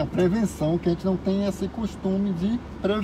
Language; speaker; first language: Portuguese; native; Portuguese